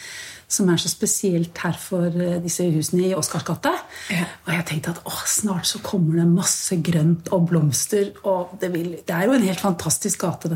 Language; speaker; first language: Norwegian; native; Norwegian